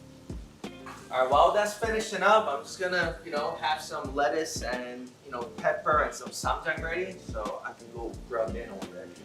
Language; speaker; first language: English; native; English